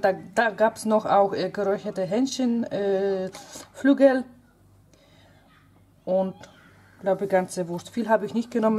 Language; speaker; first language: German; non-native, fluent; Polish